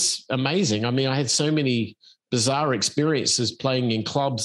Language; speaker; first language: English; native; English